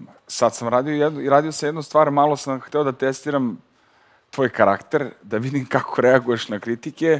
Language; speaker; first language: Serbian; native; Serbian